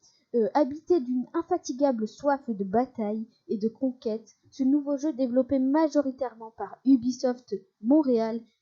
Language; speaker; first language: French; native; French